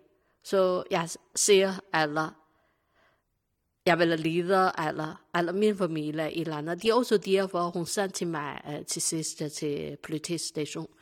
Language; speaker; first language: Danish; non-native, learner; Chinese